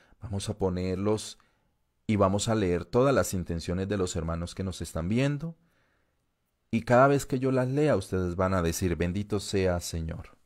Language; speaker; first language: Spanish; native; Spanish